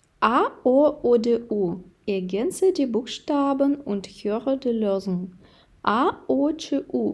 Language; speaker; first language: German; non-native, fluent; Ukrainian